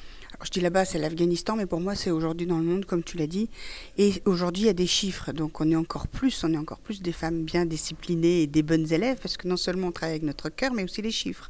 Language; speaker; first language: French; early bilingual, other home language; Persian